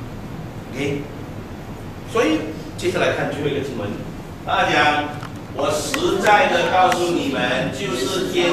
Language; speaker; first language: Chinese; native; Chinese